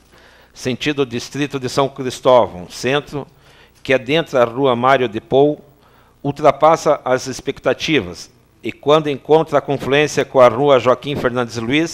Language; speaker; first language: Portuguese; native; Portuguese